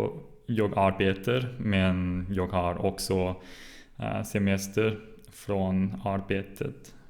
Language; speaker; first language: Swedish; non-native, learner; German